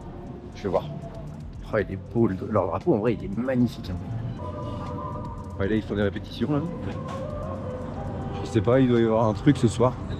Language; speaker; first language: French; native; French